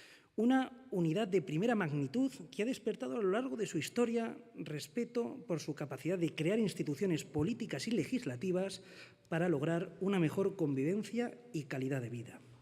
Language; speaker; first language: Spanish; native; Spanish